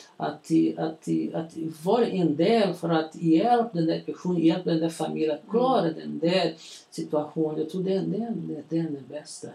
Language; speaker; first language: Swedish; non-native, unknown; Portuguese